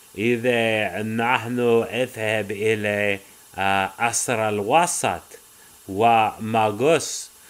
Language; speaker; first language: Arabic; non-native, learner; English